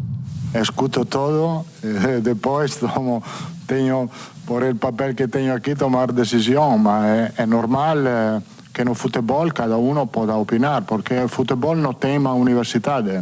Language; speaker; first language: Portuguese; non-native, learner; Italian